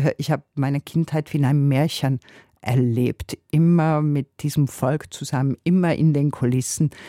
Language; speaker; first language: German; non-native, fluent; Hungarian